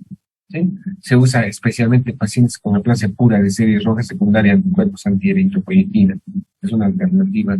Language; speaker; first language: Spanish; native; Spanish